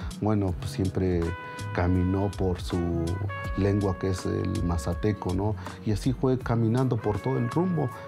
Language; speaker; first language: Spanish; non-native, local second language; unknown